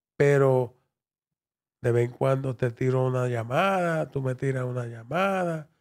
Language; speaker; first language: Spanish; early bilingual, heritage; Spanish